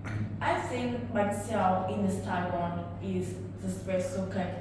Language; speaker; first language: English; non-native, learner; Vietnamese